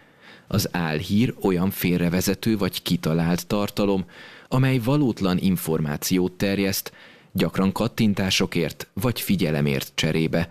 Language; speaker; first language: Hungarian; native; Hungarian